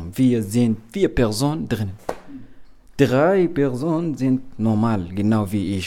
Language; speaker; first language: German; non-native, learner; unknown